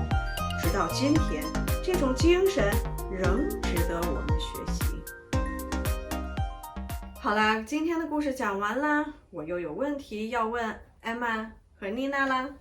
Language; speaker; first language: Chinese; native; Chinese